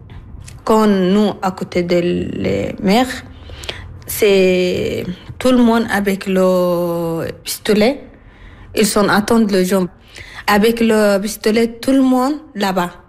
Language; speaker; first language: French; non-native, learner; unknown